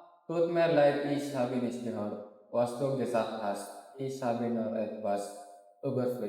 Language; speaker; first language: German; non-native, learner; Filipino